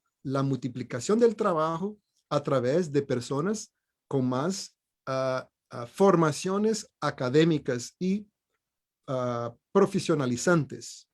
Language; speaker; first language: Spanish; non-native, fluent; Portuguese